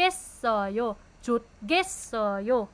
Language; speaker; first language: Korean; non-native, fluent; Filipino